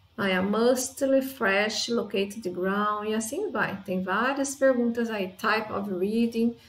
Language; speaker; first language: English; non-native, fluent; Portuguese